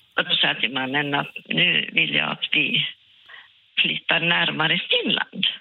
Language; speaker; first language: Swedish; non-native, local second language; Finnish